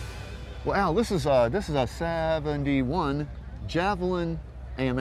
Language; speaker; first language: English; native; English